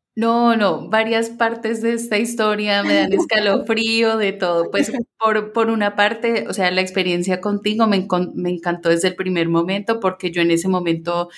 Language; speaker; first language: Spanish; early bilingual, heritage; Spanish